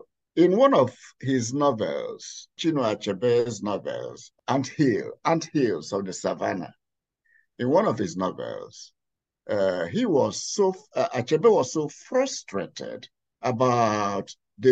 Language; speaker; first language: English; non-native, local second language; Igbo